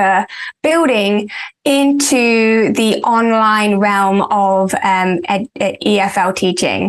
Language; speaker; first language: English; native; English